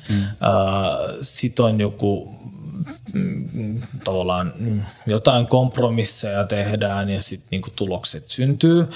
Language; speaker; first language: Finnish; non-native, fluent; Turkish